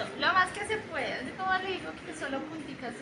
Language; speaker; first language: Spanish; native; Spanish